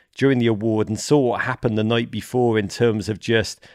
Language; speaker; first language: English; native; English